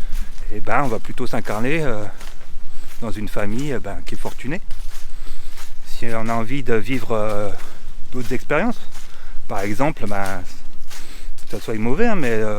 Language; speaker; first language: French; native; French